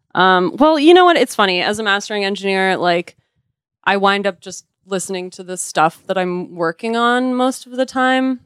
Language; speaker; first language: English; native; English